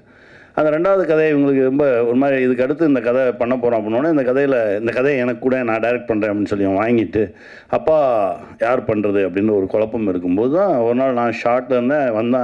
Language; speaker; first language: Tamil; native; Tamil